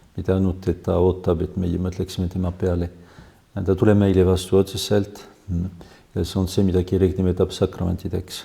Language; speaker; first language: Estonian; non-native, fluent; French